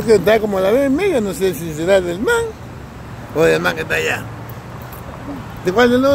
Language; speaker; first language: Spanish; native; Spanish